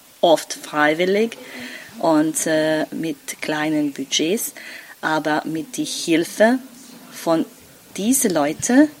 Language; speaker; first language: German; non-native, local second language; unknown